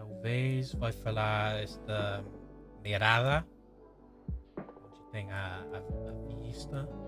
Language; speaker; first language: Portuguese; non-native, fluent; English